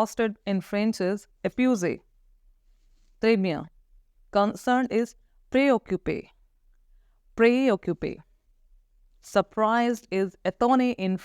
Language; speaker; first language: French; non-native, fluent; Hindi